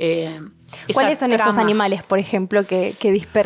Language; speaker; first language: Spanish; native; Spanish